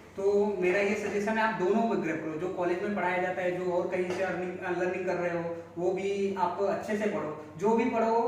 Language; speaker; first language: Hindi; native; Hindi